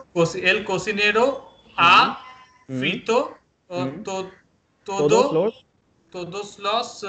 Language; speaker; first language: Spanish; non-native, learner; Hindi